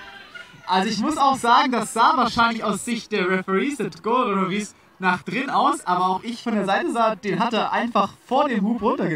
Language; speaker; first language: German; native; German